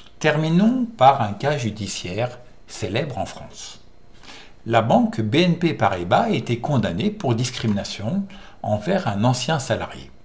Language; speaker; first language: French; native; French